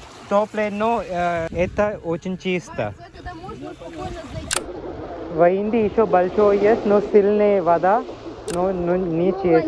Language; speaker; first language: Russian; non-native, learner; Malayalam